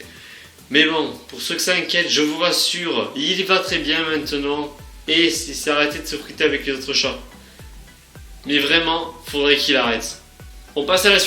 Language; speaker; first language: French; native; French